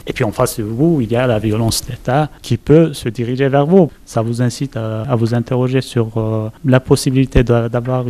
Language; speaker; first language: French; non-native, fluent; Kurdish